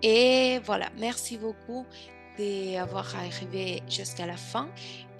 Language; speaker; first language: French; non-native, fluent; Spanish